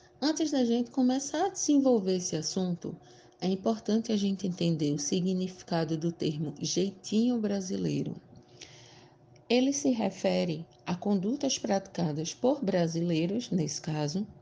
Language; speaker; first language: Portuguese; native; Portuguese